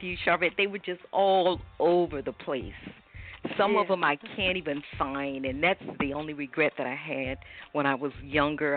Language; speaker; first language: English; native; English